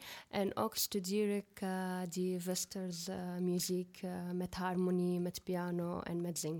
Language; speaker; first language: Dutch; non-native, learner; Arabic